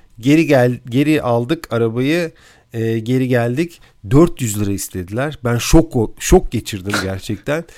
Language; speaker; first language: Turkish; native; Turkish